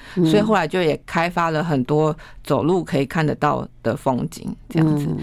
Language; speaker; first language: Chinese; native; Chinese